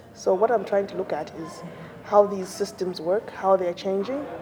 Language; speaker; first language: English; non-native, local second language; Bemba